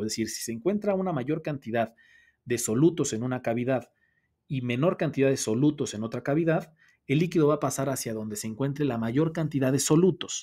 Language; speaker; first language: Spanish; native; Spanish